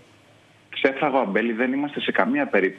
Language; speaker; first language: Greek; native; Greek